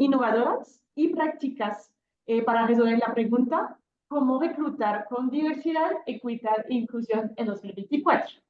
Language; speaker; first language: Spanish; non-native, fluent; French